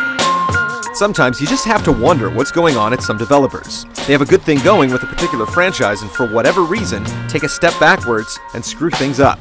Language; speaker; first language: English; native; English